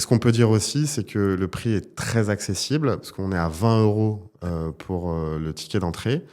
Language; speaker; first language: French; native; French